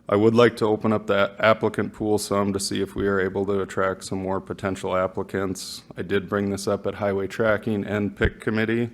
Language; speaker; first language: English; native; English